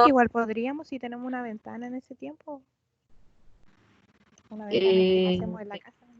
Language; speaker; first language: Spanish; native; Spanish